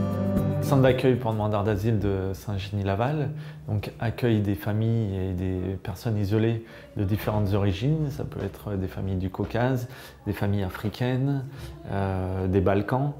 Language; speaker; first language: French; native; French